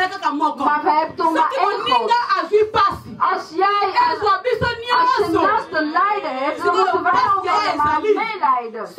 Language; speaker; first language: Dutch; non-native, fluent; Lingala